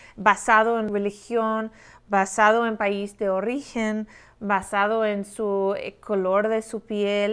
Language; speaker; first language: Spanish; non-native, fluent; English